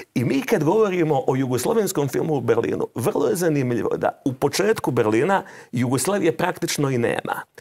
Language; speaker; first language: Serbian; native; Serbian